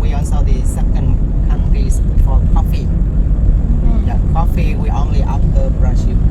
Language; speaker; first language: English; non-native, learner; Vietnamese